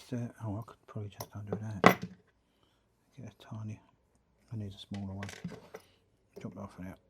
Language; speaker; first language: English; native; English